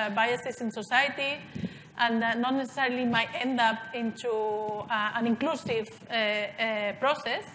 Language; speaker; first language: English; non-native, fluent; Spanish